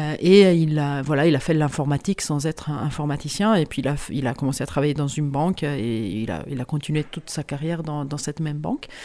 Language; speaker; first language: French; non-native, local second language; Italian